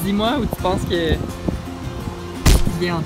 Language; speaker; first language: French; native; French